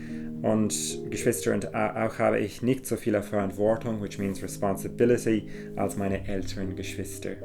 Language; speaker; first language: German; non-native, fluent; English